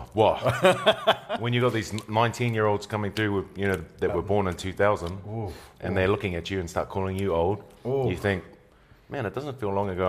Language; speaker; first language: English; native; English